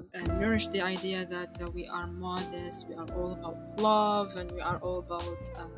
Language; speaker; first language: English; non-native, fluent; Arabic